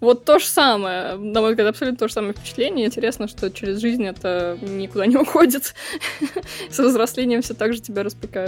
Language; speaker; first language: Russian; native; Russian